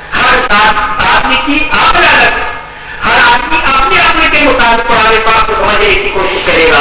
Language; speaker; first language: Urdu; non-native, local second language; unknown